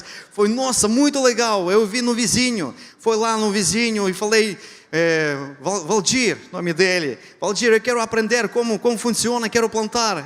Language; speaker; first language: Portuguese; non-native, fluent; Ukrainian